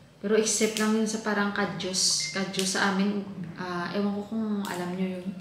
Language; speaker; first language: Filipino; non-native, local second language; Hiligaynon